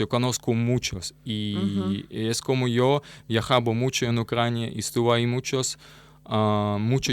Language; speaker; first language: Spanish; non-native, learner; Russian